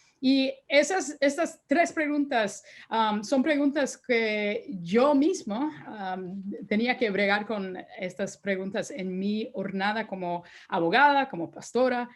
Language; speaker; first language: Spanish; early bilingual, heritage; Spanish